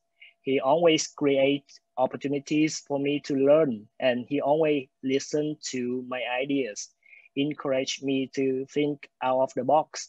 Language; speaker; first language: English; non-native, fluent; Vietnamese